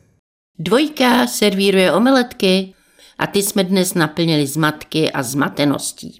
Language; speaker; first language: Czech; native; Czech